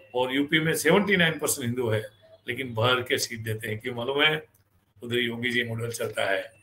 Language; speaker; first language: Hindi; non-native, local second language; Gujarati